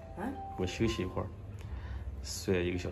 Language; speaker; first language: Chinese; native; Chinese